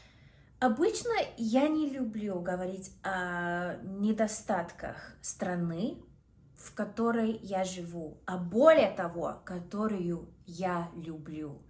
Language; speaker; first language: Russian; non-native, fluent; English